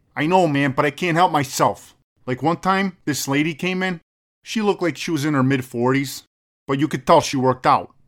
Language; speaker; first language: English; native; English